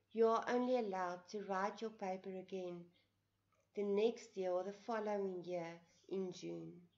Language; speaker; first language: English; non-native, local second language; Afrikaans